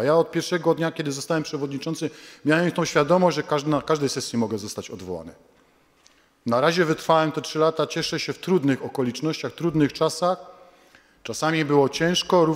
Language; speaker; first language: Polish; native; Polish